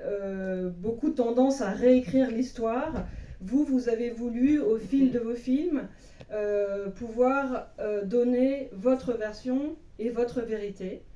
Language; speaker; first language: French; native; French